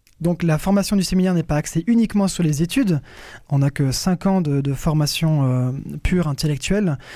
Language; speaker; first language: French; native; French